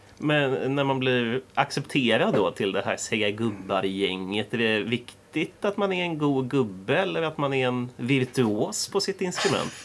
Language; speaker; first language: Swedish; native; Swedish